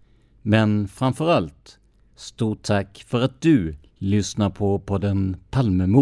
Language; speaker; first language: Swedish; native; Swedish